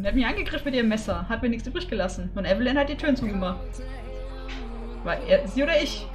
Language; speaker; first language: German; native; German